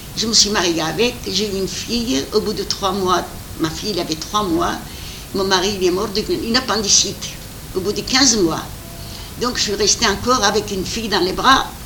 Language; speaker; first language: French; non-native, fluent; Armenian